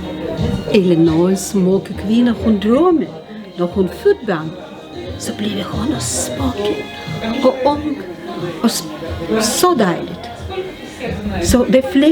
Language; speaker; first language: Danish; non-native, learner; Russian